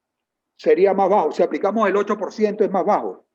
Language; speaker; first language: Spanish; native; Spanish